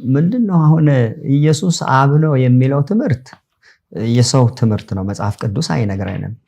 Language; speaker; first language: Amharic; non-native, local second language; Sebat Bet Gurage